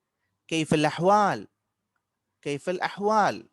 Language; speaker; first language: Arabic; non-native, fluent; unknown